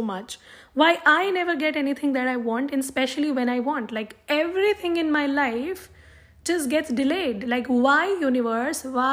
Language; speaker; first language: English; non-native, local second language; Hindi